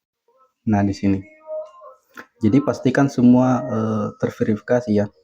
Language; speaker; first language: Indonesian; native; Indonesian